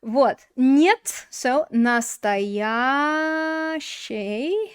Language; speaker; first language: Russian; non-native, fluent; English